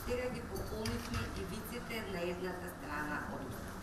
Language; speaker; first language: Macedonian; native; Macedonian